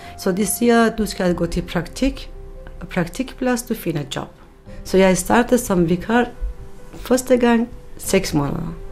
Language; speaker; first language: Danish; non-native, learner; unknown